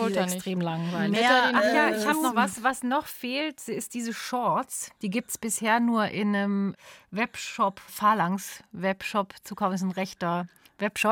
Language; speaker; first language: German; native; German